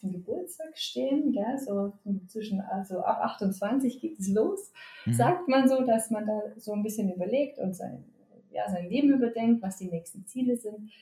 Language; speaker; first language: German; native; German